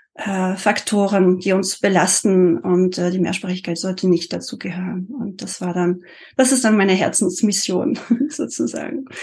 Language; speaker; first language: German; non-native, fluent; French